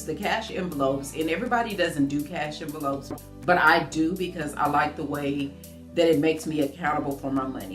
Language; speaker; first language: English; native; English